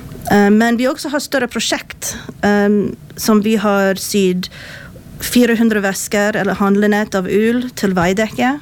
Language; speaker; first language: Norwegian; non-native, fluent; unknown